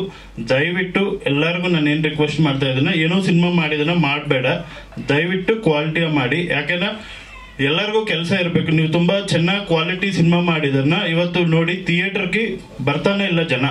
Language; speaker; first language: Kannada; non-native, local second language; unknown